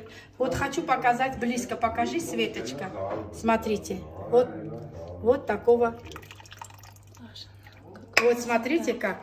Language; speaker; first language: Russian; non-native, local second language; Armenian